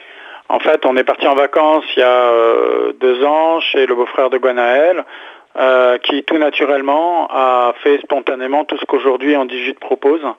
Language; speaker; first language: French; native; French